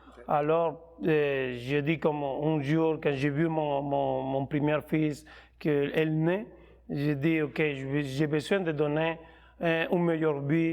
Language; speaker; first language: French; non-native, fluent; Spanish